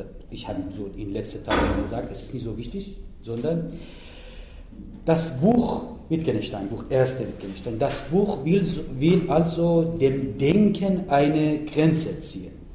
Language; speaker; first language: German; non-native, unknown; Persian